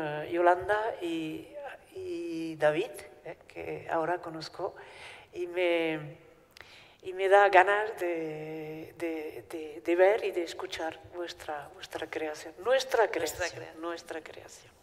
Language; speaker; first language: Spanish; non-native, fluent; Basque